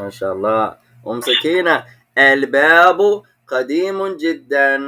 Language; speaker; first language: Arabic; non-native, fluent; English